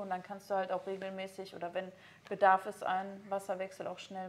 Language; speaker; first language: German; native; German